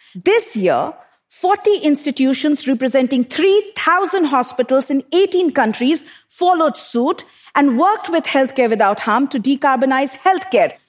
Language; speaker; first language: English; non-native, local second language; Hindi